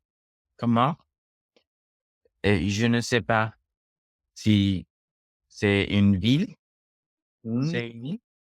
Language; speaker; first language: French; non-native, learner; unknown